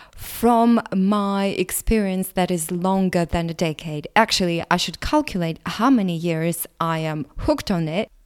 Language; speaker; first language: English; non-native, fluent; Latvian